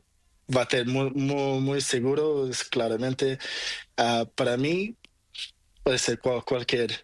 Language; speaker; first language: Spanish; non-native, learner; Portuguese